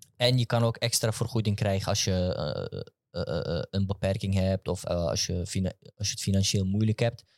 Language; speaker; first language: Dutch; early bilingual, other home language; Turkish